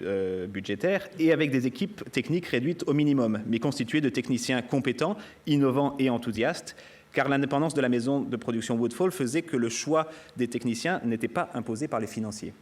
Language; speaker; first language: French; native; French